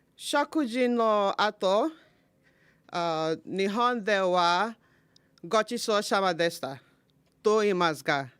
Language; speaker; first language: Japanese; non-native, learner; Igbo